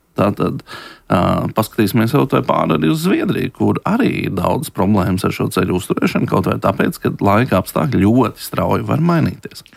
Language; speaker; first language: Latvian; native; Latvian